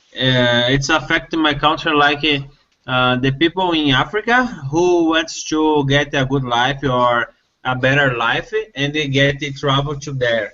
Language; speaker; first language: English; non-native, learner; Portuguese